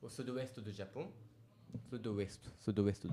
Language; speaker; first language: French; non-native, learner; Japanese